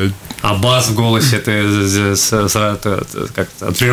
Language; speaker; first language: Russian; native; Russian